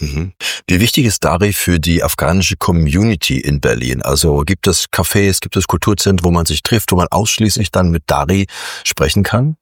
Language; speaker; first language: German; non-native, learner; Persian